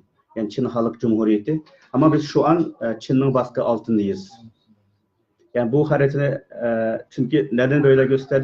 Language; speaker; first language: Turkish; non-native, learner; Uyghur